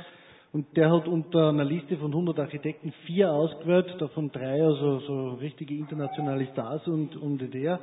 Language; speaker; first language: German; native; German